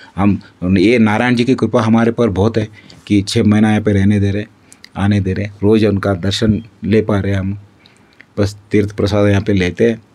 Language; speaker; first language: Hindi; non-native, local second language; Kannada